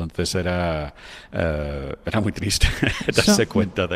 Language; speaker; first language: Spanish; non-native, fluent; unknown